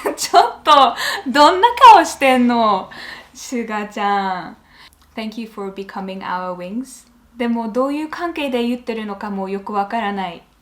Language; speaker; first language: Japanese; non-native, fluent; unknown